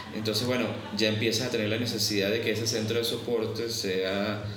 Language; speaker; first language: Spanish; native; Spanish